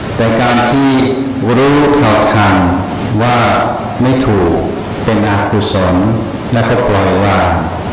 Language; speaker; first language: Thai; non-native, fluent; English